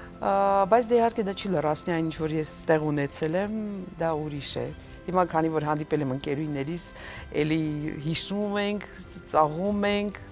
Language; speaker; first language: Armenian; native; Armenian